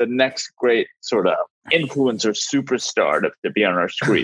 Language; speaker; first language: English; non-native, local second language; Hindi